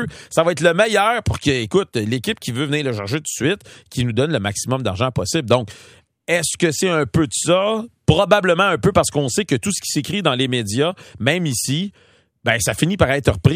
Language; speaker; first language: French; native; French